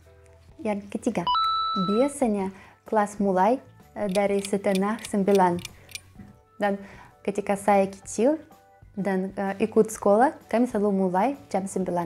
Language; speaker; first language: Indonesian; non-native, learner; Russian